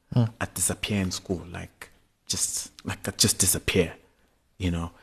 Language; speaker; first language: English; non-native, local second language; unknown